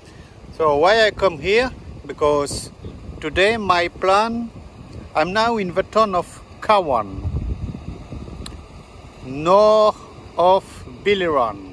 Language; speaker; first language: English; non-native, learner; French